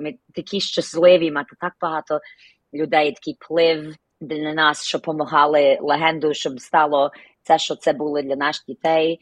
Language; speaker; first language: Ukrainian; early bilingual, heritage; Ukrainian